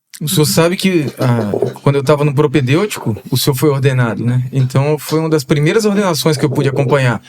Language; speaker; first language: Portuguese; native; Portuguese